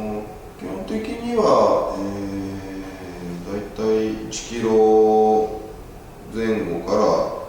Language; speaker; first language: Japanese; native; Japanese